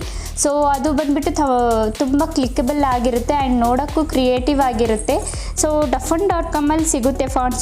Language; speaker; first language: Kannada; native; Kannada